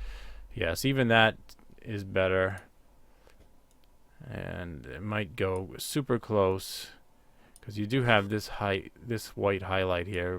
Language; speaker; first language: English; native; English